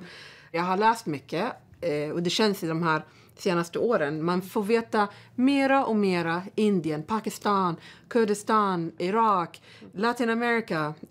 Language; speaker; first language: Swedish; non-native, fluent; Arabic